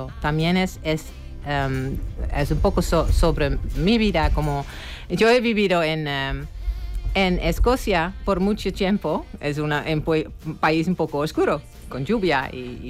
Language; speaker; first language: Spanish; non-native, fluent; Dutch